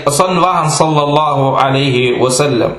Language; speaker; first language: Danish; early bilingual, other home language; Arabic